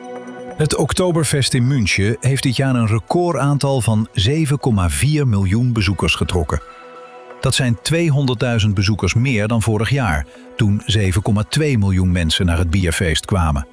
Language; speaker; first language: Dutch; native; Dutch